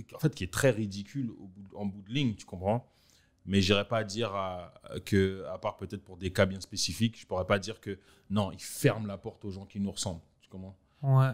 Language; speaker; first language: French; native; French